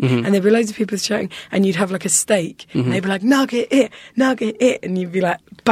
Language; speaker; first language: English; native; English